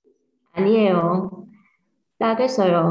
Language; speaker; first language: Korean; non-native, learner; Vietnamese